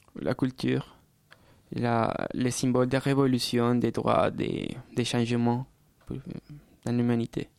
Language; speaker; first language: French; non-native, learner; Spanish